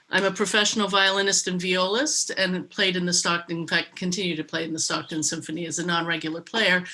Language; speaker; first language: English; native; English